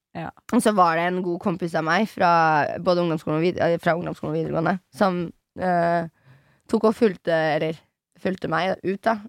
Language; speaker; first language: Norwegian; early bilingual, other home language; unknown